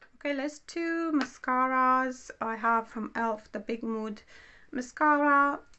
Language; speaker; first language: English; non-native, fluent; Romanian